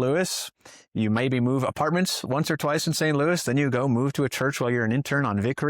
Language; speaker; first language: English; native; English